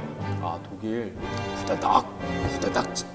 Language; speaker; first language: Korean; native; Korean